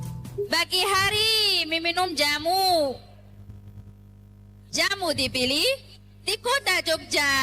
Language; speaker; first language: Indonesian; non-native, learner; Arabic